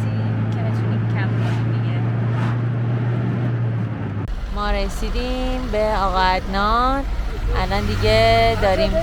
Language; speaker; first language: Persian; native; Persian